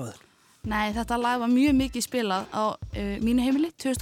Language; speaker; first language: Icelandic; native; Icelandic